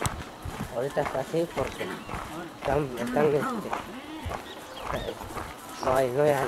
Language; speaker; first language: Spanish; native; Spanish